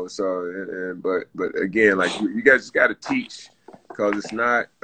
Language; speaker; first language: English; native; English